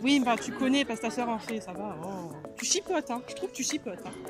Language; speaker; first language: French; native; French